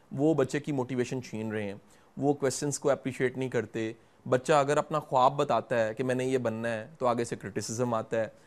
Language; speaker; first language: Urdu; non-native, local second language; Punjabi